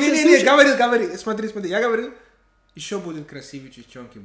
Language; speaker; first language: Russian; non-native, fluent; English